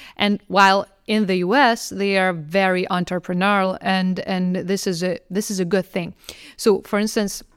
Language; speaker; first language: English; non-native, fluent; Lithuanian